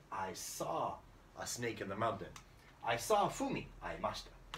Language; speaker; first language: English; native; English